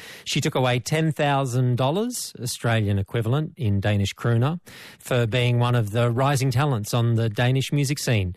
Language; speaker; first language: English; native; English